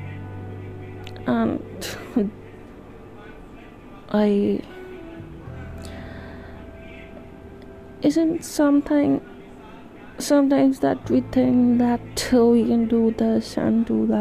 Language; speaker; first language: English; non-native, local second language; Hindi